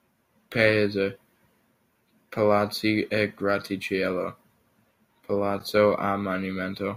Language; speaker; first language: Italian; non-native, learner; English